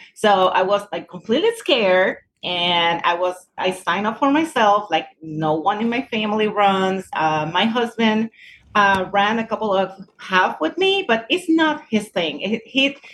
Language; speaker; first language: English; non-native, fluent; Spanish